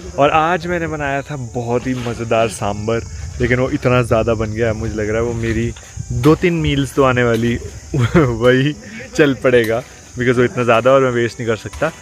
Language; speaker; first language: Hindi; native; Hindi